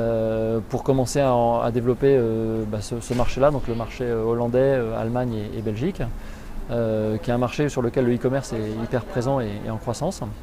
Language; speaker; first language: French; native; French